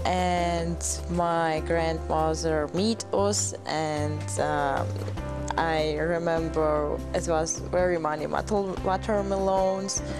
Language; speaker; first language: English; non-native, learner; German